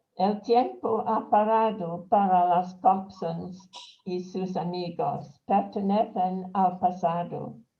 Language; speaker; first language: Spanish; non-native, fluent; English